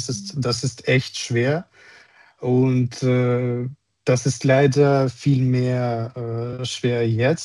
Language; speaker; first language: German; non-native, learner; Russian